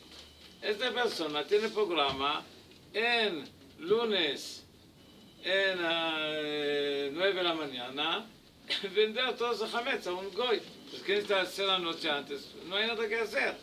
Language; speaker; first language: Spanish; non-native, learner; Hebrew